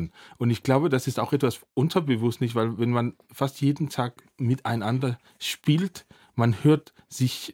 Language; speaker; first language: German; non-native, fluent; Danish